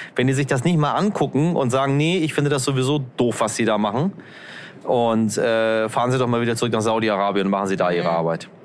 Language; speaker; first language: German; native; German